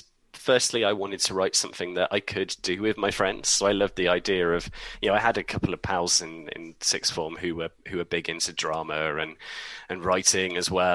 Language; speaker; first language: English; native; English